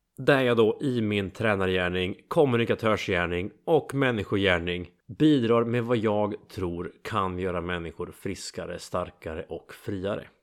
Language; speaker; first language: Swedish; native; Swedish